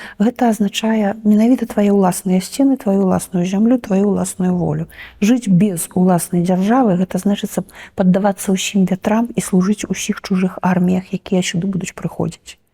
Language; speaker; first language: Belarusian; native; Belarusian